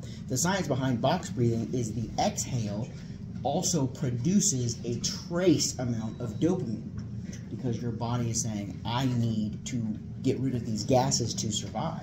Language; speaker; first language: English; native; English